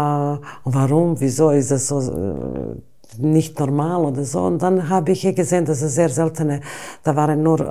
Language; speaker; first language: German; non-native, fluent; Bosnian